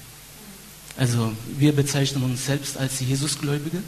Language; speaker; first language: German; non-native, fluent; Turkish